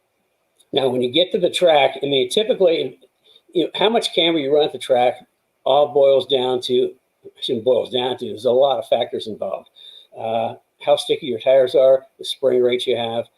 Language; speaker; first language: English; native; English